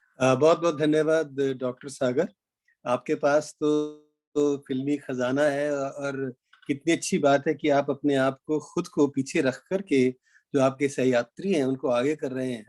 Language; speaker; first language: Hindi; native; Hindi